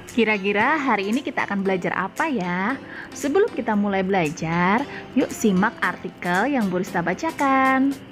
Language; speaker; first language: Indonesian; native; Indonesian